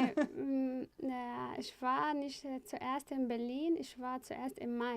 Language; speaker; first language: German; non-native, fluent; Arabic